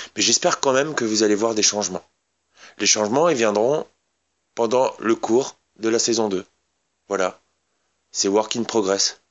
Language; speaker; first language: French; native; French